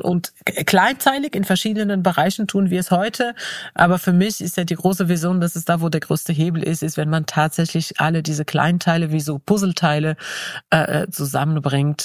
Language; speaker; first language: German; non-native, fluent; Arabic